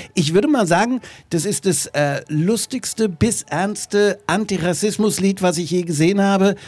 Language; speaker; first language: German; native; German